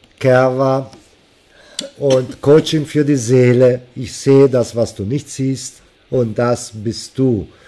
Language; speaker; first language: German; non-native, fluent; Italian